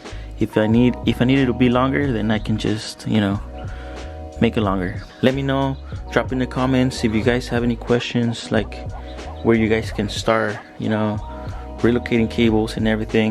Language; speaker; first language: English; native; English